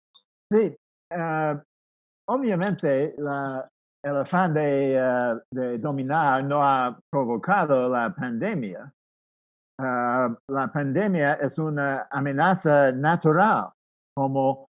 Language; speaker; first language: Spanish; non-native, fluent; English